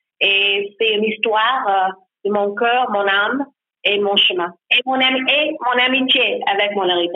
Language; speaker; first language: French; non-native, learner; English